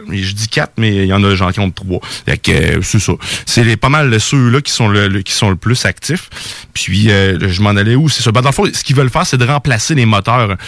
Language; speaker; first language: French; native; French